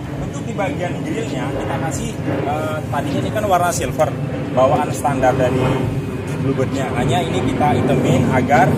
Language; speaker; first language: Indonesian; native; Indonesian